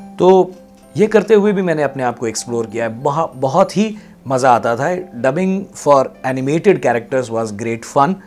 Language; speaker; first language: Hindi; non-native, local second language; Gujarati